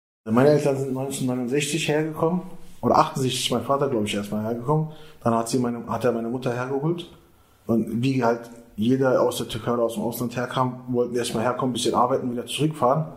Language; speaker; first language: German; early bilingual, other home language; Turkish